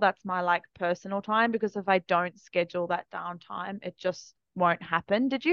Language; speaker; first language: English; native; English